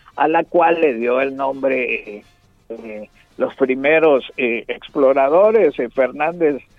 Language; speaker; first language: Spanish; native; Spanish